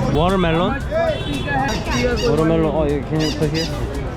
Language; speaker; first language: English; non-native, learner; Korean